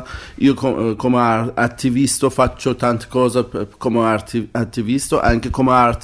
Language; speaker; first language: Italian; non-native, learner; Persian